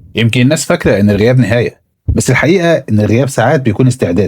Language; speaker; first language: Arabic; native; Arabic